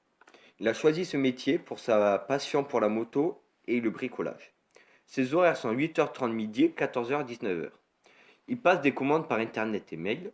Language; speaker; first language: French; native; French